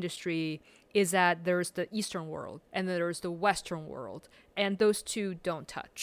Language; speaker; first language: English; early bilingual, other home language; Chinese